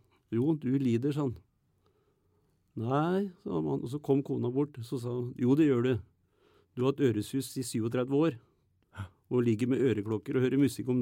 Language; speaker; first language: Norwegian; native; Norwegian